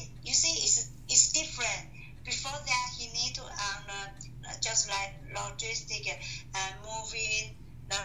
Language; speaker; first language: English; non-native, learner; Chinese